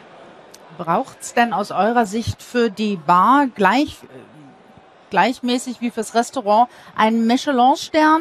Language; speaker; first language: German; native; German